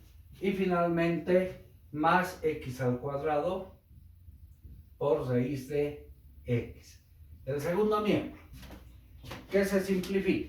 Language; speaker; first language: Spanish; native; Spanish